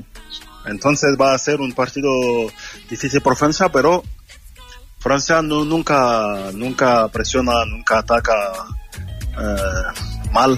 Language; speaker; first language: Spanish; non-native, learner; French